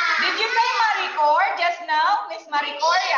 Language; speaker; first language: English; non-native, learner; Indonesian